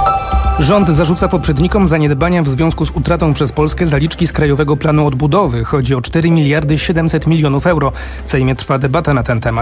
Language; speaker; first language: Polish; native; Polish